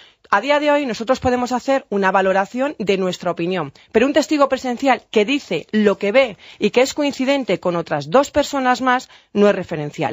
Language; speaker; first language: Spanish; native; Spanish